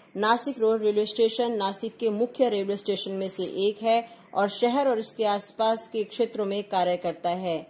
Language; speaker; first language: Hindi; non-native, local second language; Marathi